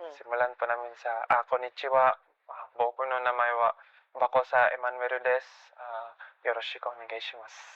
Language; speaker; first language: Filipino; non-native, local second language; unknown